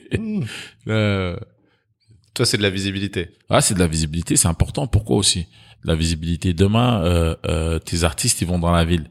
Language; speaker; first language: French; early bilingual, other home language; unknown